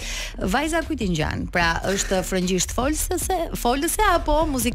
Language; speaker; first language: Albanian; native; Albanian